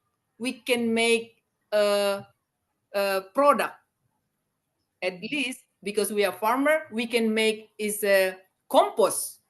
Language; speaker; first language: English; non-native, learner; Indonesian